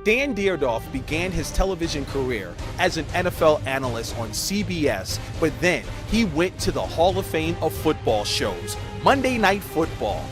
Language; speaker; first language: English; native; English